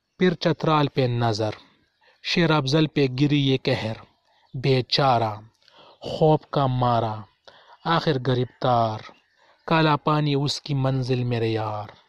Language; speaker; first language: Urdu; non-native, local second language; Pashto